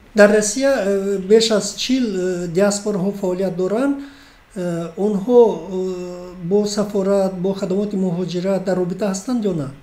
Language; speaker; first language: Tajik; native; Tajik